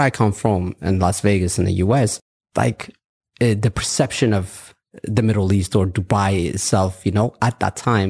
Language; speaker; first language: English; early bilingual, other home language; Amharic